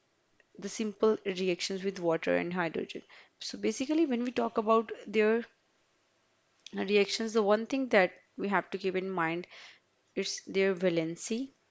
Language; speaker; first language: English; non-native, local second language; Urdu